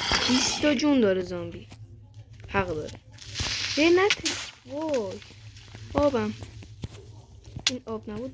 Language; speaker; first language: Persian; native; Persian